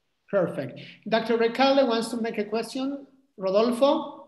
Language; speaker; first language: English; non-native, fluent; Spanish